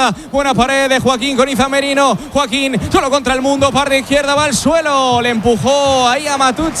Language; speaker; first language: Spanish; native; Spanish